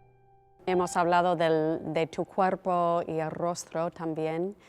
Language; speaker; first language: Spanish; non-native, fluent; English